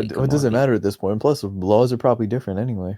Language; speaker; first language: English; native; English